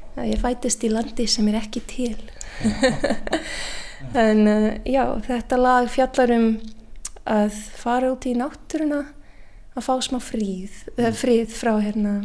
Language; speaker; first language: Icelandic; non-native, fluent; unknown